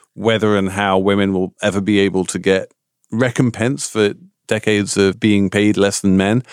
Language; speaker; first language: English; native; English